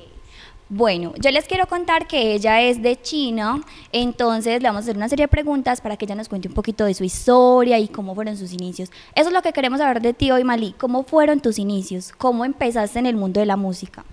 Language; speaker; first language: Spanish; native; Spanish